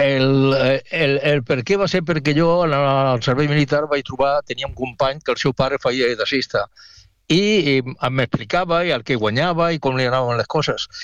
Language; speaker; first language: Catalan; non-native, local second language; Spanish